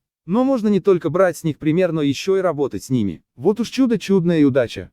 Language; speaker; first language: Russian; native; Russian